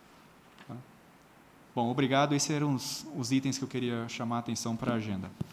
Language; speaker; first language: Portuguese; native; Portuguese